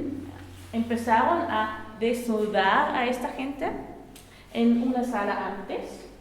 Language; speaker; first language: Spanish; non-native, learner; German